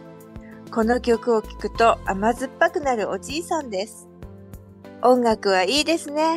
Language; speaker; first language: Japanese; native; Japanese